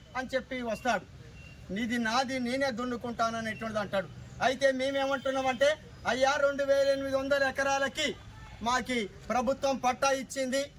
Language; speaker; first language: Telugu; native; Telugu